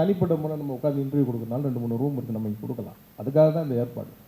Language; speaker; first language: Tamil; native; Tamil